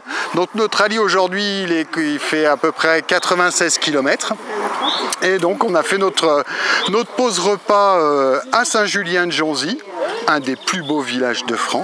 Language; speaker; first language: French; native; French